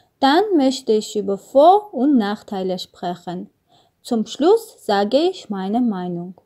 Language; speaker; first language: German; non-native, learner; Armenian